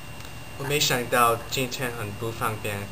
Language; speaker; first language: Chinese; non-native, learner; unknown